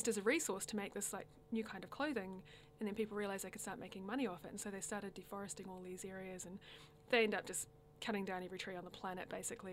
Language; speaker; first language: English; native; English